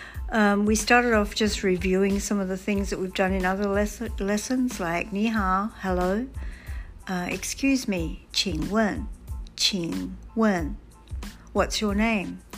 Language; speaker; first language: English; native; English